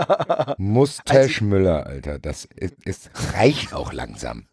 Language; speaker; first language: German; native; German